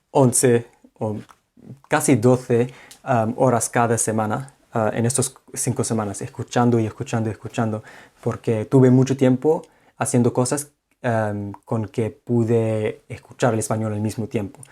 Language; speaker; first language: Spanish; non-native, fluent; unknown